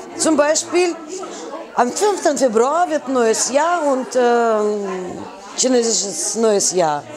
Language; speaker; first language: German; non-native, fluent; Russian